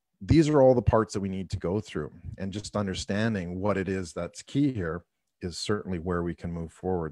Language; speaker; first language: English; native; English